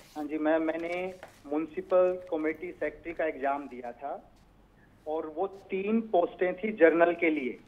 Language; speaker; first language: Hindi; native; Hindi